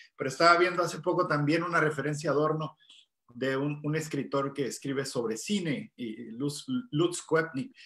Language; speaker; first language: Spanish; native; Spanish